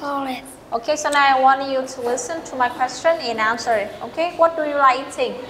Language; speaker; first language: English; non-native, fluent; Vietnamese